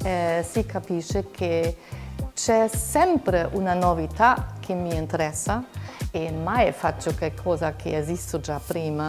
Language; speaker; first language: Italian; non-native, fluent; German